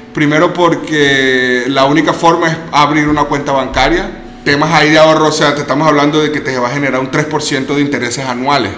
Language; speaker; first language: Spanish; native; Spanish